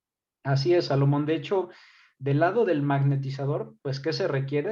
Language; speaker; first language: Spanish; native; Spanish